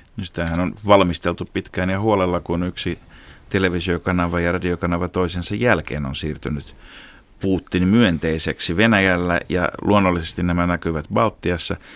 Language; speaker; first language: Finnish; native; Finnish